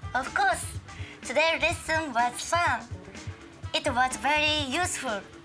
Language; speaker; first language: English; non-native, learner; Japanese